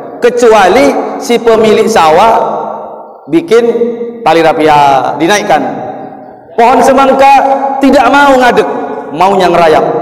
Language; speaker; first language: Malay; non-native, local second language; Madurese